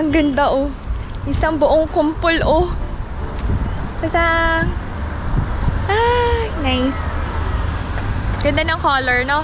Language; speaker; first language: Filipino; native; Filipino